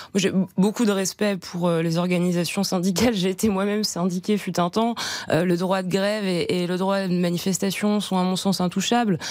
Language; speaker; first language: French; native; French